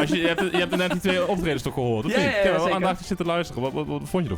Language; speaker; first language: Dutch; native; Dutch